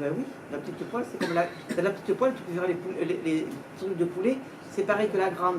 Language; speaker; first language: French; native; French